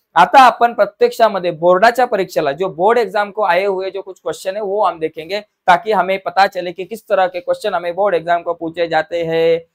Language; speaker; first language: Hindi; non-native, local second language; Marathi